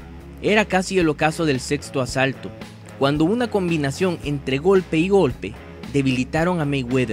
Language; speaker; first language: Spanish; native; Spanish